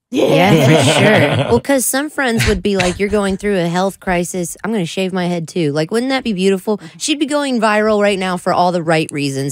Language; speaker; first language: English; native; English